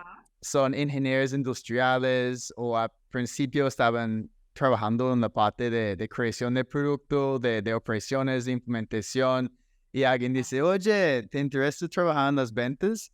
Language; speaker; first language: Spanish; non-native, fluent; English